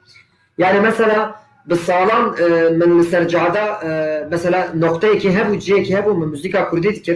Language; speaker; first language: Kurdish; non-native, local second language; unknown